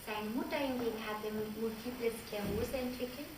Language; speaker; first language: German; native; German